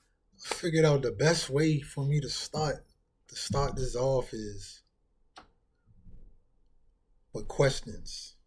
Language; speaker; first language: English; native; English